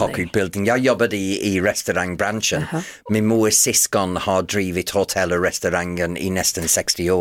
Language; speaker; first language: Swedish; non-native, fluent; English